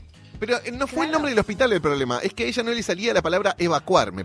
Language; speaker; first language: Spanish; native; Spanish